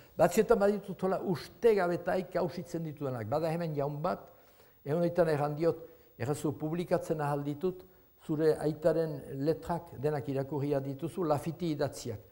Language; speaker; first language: Basque; native; Basque